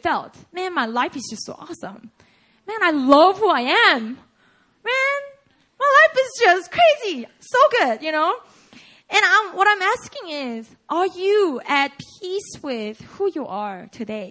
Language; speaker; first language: English; non-native, fluent; Korean